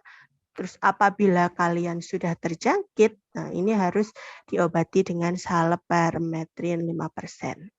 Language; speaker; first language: Indonesian; native; Indonesian